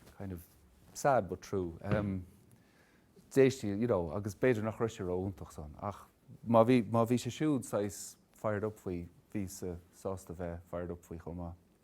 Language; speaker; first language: Irish; native; Irish